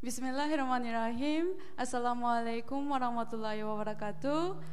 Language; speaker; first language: Indonesian; non-native, learner; Korean